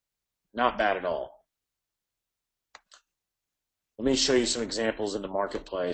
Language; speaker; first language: English; native; English